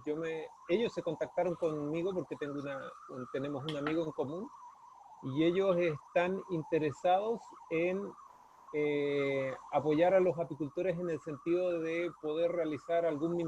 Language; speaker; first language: Spanish; native; Spanish